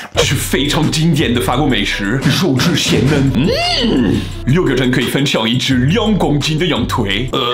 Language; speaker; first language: Chinese; non-native, fluent; French